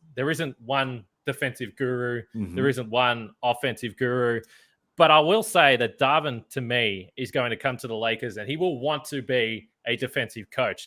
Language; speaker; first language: English; native; English